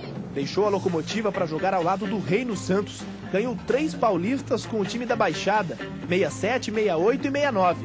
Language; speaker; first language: Portuguese; native; Portuguese